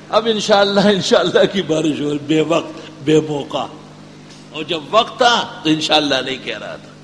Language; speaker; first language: Urdu; non-native, local second language; Pashto